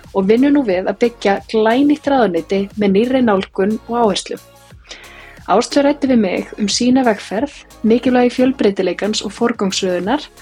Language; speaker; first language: Icelandic; native; Icelandic